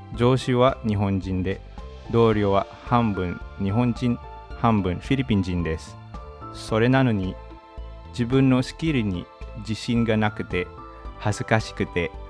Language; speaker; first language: Japanese; non-native, fluent; Filipino